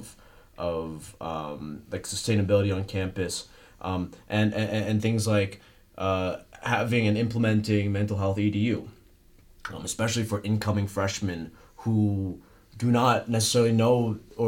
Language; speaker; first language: English; native; English